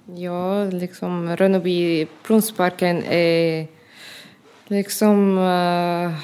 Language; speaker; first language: Swedish; non-native, learner; Arabic